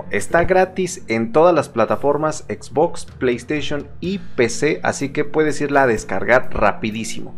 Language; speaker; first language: Spanish; native; Spanish